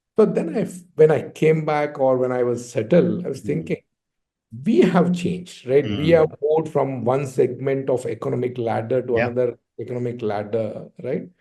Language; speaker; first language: English; non-native, local second language; Telugu